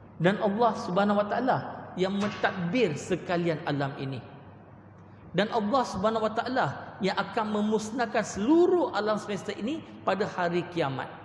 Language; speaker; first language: Malay; non-native, local second language; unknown